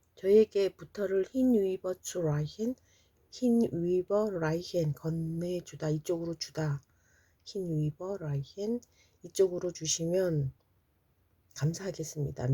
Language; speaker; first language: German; non-native, fluent; Korean